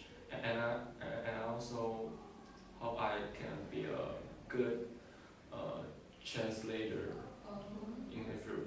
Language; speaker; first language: English; non-native, learner; Chinese